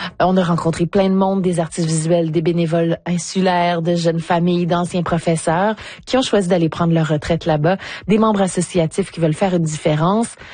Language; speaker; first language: French; native; French